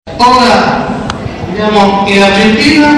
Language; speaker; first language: Italian; native; Italian